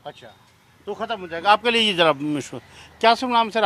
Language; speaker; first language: Hindi; native; Hindi